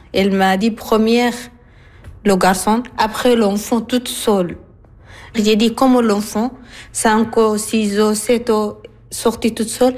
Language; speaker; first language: French; non-native, learner; Arabic